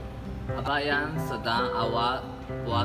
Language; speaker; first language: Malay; non-native, learner; Chinese